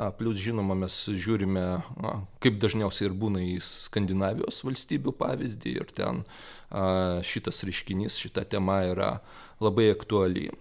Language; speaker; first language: Lithuanian; non-native, local second language; Russian